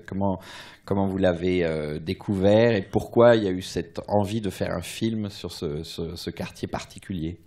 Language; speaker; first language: French; native; French